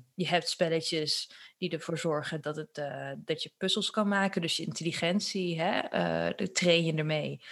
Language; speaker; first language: Dutch; early bilingual, other home language; Turkish